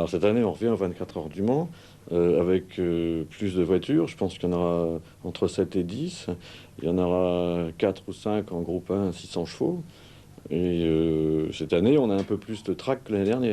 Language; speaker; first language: French; native; French